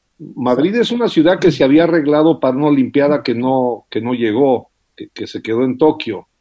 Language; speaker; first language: Spanish; early bilingual, heritage; English